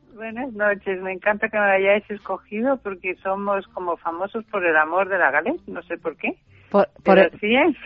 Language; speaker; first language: Spanish; non-native, fluent; German